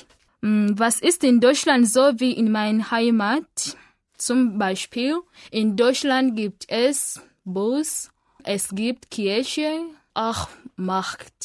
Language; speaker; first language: German; non-native, learner; Ganda